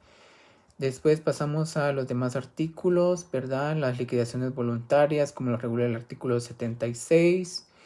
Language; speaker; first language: Spanish; native; Spanish